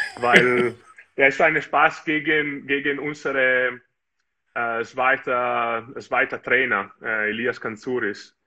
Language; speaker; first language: German; non-native, fluent; Italian